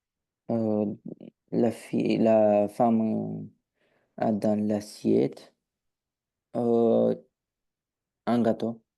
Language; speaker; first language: French; non-native, learner; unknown